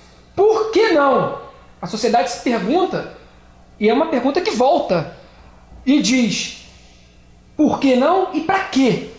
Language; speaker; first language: Portuguese; native; Portuguese